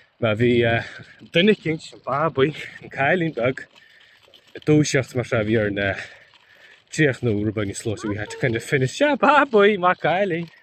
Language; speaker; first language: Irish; native; Irish